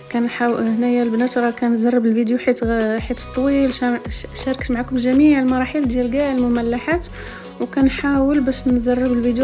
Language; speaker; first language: Arabic; native; Arabic